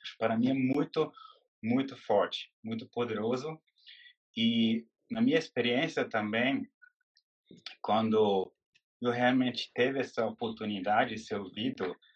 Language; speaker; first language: Portuguese; non-native, fluent; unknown